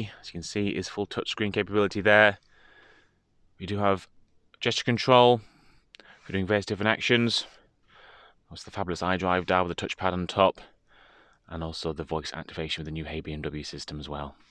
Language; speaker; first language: English; native; English